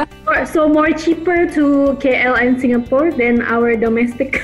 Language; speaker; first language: English; non-native, local second language; Indonesian